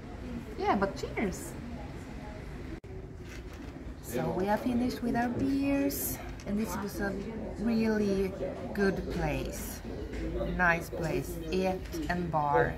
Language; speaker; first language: English; non-native, fluent; Norwegian